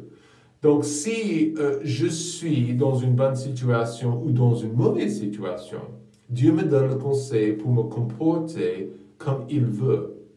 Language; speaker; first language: French; non-native, fluent; English